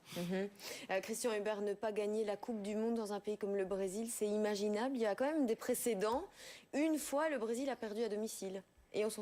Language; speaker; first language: French; native; French